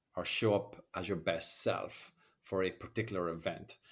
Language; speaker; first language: English; native; English